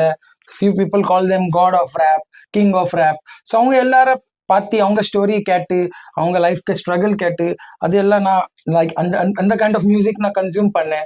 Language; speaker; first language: Tamil; early bilingual, heritage; Tamil